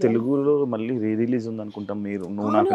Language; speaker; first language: Telugu; native; Telugu